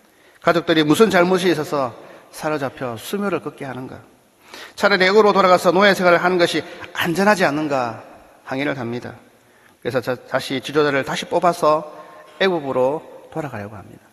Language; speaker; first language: Korean; native; Korean